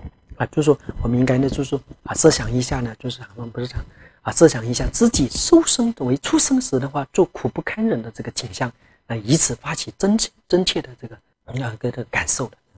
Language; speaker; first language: Chinese; non-native, local second language; Tibetan